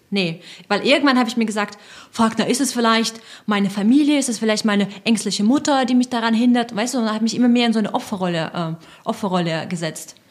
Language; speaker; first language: German; non-native, fluent; Russian